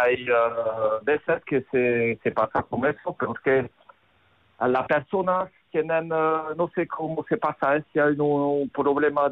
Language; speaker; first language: Spanish; non-native, learner; Basque